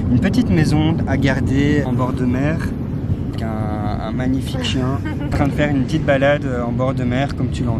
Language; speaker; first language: French; native; French